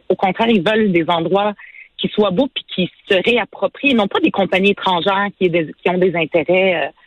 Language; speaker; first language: French; early bilingual, other home language; Arabic